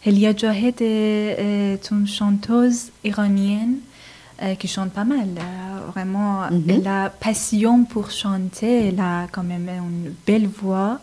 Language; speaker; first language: French; non-native, fluent; Persian